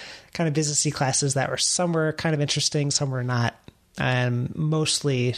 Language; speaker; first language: English; native; English